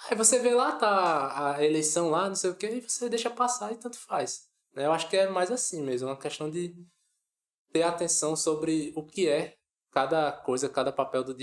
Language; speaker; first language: Portuguese; native; Portuguese